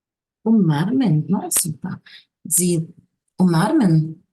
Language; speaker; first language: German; non-native, learner; Portuguese